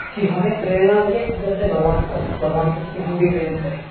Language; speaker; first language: Hindi; non-native, local second language; Marathi